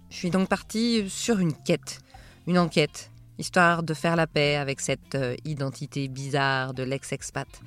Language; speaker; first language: French; native; French